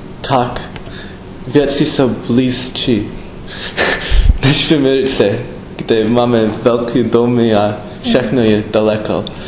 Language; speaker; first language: Czech; non-native, learner; English